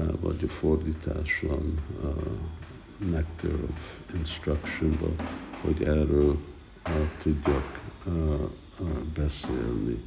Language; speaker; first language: Hungarian; early bilingual, heritage; Hungarian